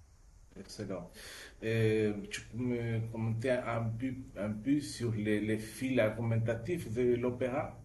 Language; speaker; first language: French; non-native, fluent; Spanish